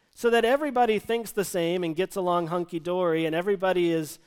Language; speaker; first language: English; native; English